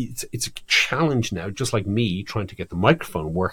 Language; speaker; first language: English; native; English